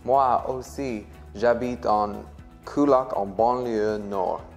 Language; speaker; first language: French; non-native, learner; English